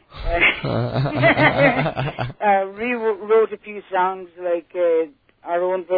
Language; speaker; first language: English; native; English